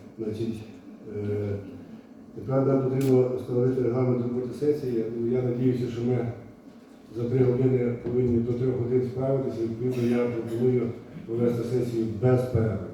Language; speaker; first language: Ukrainian; native; Ukrainian